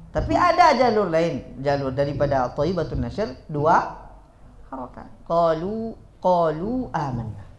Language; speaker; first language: Malay; native; Malay